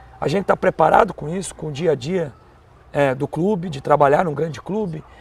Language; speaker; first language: Portuguese; native; Portuguese